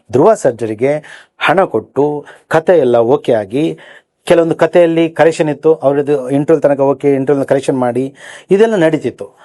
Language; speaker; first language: Kannada; native; Kannada